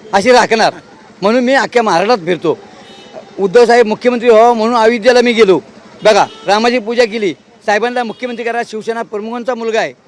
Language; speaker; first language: Marathi; native; Marathi